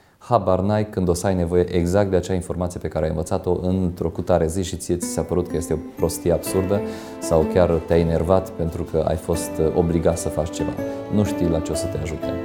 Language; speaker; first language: Romanian; non-native, local second language; Hungarian